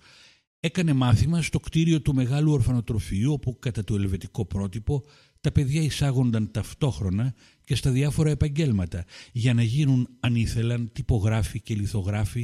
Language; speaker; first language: Greek; native; Greek